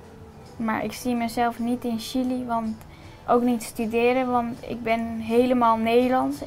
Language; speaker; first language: Dutch; early bilingual, other home language; Spanish